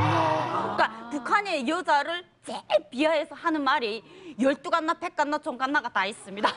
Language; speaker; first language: Korean; native; Korean